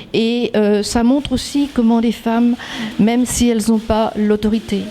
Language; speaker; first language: French; native; French